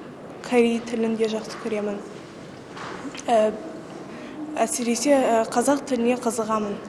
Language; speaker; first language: Kazakh; non-native, local second language; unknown